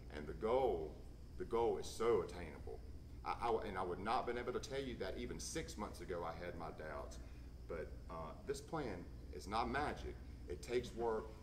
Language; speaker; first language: English; native; English